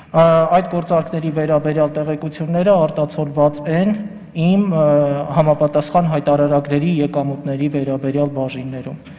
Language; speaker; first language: Armenian; native; Armenian